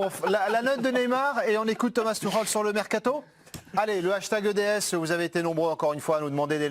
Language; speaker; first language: French; native; French